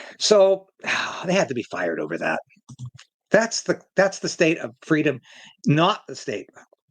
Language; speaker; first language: English; native; English